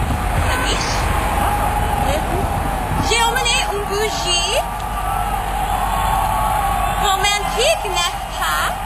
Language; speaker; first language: French; non-native, learner; English